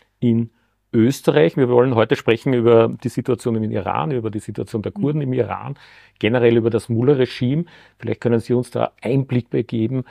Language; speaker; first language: German; native; German